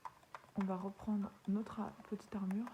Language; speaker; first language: French; native; French